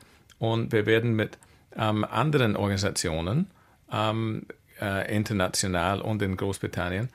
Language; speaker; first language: German; non-native, fluent; English